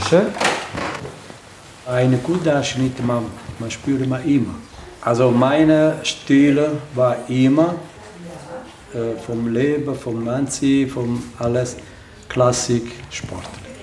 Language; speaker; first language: German; non-native, learner; Italian